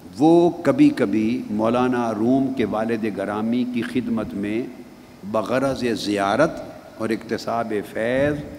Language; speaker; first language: Urdu; non-native, local second language; Punjabi